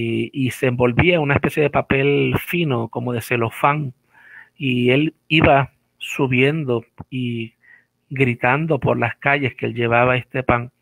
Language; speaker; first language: Spanish; native; Spanish